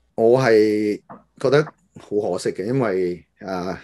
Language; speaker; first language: Cantonese; native; Cantonese